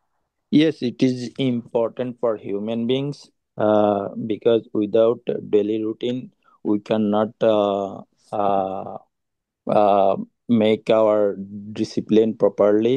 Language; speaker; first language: English; non-native, learner; Bangla